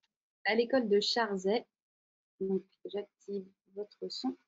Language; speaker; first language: French; native; French